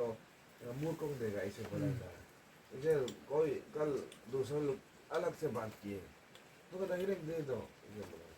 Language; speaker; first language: Hindi; non-native, local second language; Mizo